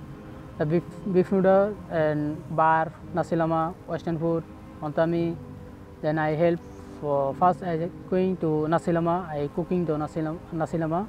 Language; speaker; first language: English; non-native, learner; Bangla